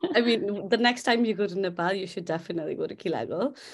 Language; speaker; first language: English; non-native, local second language; Nepali